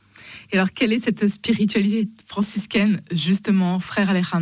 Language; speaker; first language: French; native; French